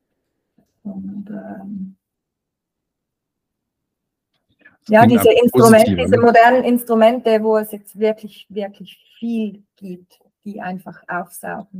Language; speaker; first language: German; native; German